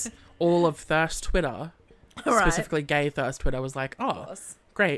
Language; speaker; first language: English; native; English